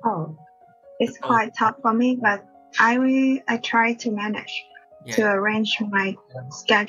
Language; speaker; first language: English; non-native, learner; Vietnamese